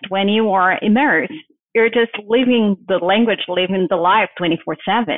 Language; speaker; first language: English; non-native, fluent; Portuguese